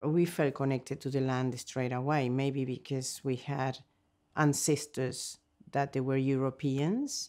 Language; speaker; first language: English; non-native, fluent; Spanish